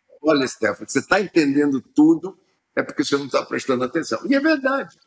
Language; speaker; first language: Portuguese; native; Portuguese